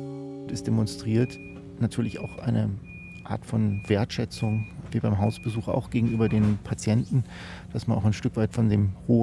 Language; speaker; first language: German; native; German